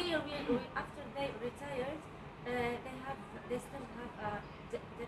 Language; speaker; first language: English; non-native, learner; Arabic